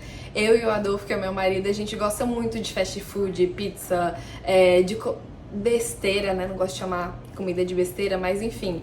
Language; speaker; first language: Portuguese; native; Portuguese